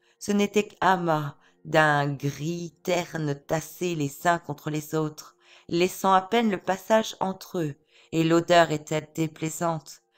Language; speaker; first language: French; native; French